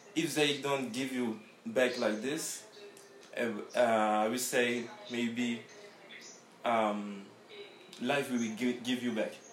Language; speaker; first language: English; non-native, learner; French